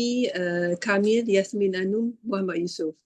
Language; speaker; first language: Arabic; non-native, learner; Malay